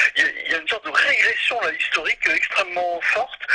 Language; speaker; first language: French; native; French